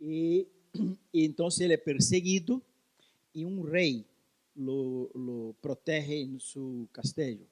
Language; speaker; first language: Spanish; non-native, learner; Portuguese